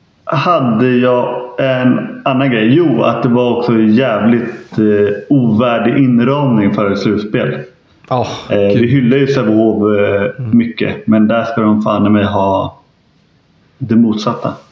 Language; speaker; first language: Swedish; native; Swedish